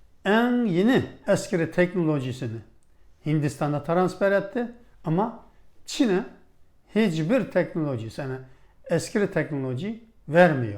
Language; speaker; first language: Turkish; non-native, fluent; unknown